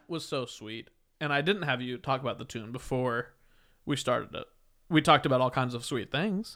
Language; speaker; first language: English; native; English